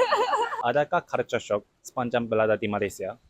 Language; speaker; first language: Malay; non-native, fluent; Japanese